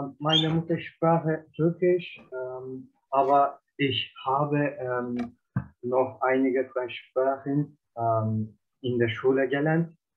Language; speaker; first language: German; non-native, learner; Turkish